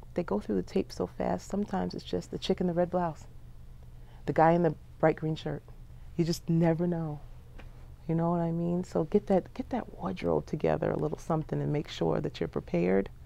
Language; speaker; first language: English; native; English